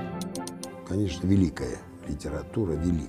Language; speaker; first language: Russian; non-native, local second language; Armenian